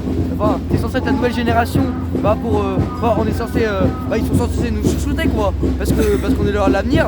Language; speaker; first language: French; native; French